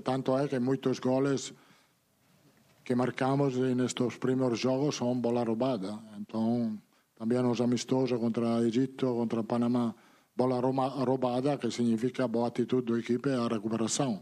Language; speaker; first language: Portuguese; non-native, fluent; Italian